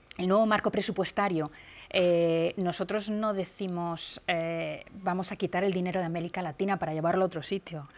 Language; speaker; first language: Spanish; native; Spanish